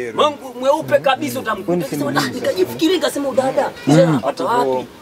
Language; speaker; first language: Swahili; native; Swahili